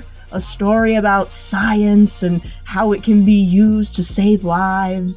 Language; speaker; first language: English; native; English